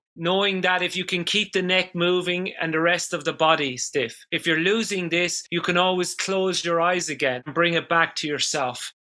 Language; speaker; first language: English; native; English